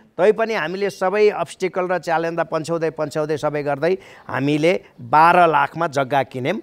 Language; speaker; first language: Nepali; native; Nepali